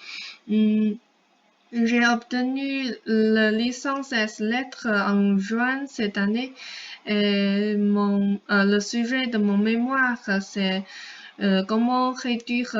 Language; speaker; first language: French; non-native, fluent; Chinese